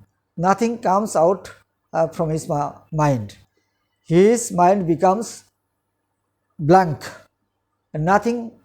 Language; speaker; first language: English; non-native, local second language; Bangla